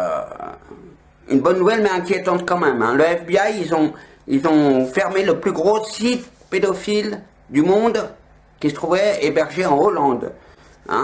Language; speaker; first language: French; native; French